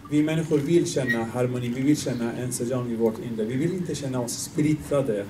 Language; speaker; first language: Swedish; non-native, fluent; Arabic